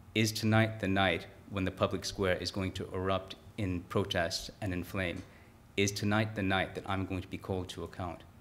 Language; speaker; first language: English; native; English